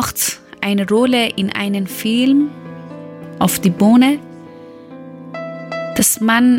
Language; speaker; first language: German; non-native, learner; Persian